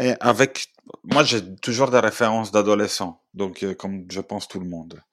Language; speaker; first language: French; non-native, fluent; Italian